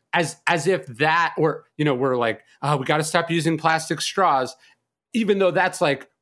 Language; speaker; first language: English; native; English